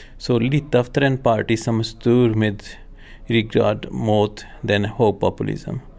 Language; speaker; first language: Swedish; non-native, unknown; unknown